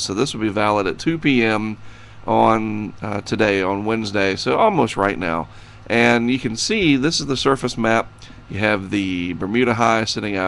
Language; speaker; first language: English; native; English